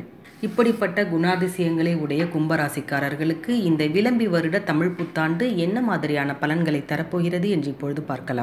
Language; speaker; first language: Tamil; native; Tamil